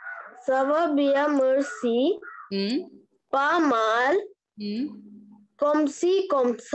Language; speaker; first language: French; non-native, learner; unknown